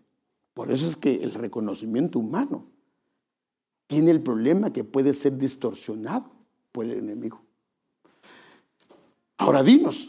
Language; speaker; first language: Spanish; native; Spanish